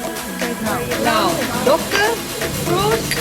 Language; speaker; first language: Dutch; non-native, fluent; Indonesian